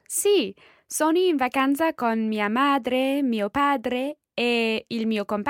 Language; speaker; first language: Italian; non-native, learner; English